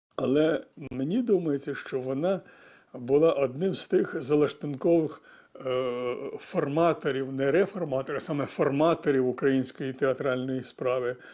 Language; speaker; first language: Ukrainian; native; Ukrainian